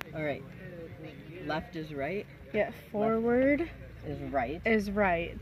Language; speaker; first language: English; native; English